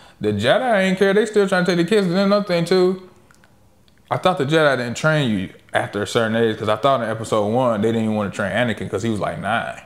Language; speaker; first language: English; native; English